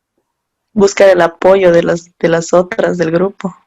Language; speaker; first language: Spanish; native; Spanish